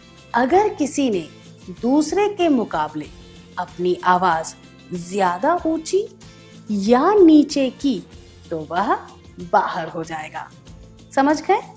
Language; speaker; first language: Hindi; native; Hindi